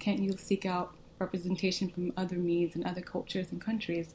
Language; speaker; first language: English; early bilingual, other home language; Vietnamese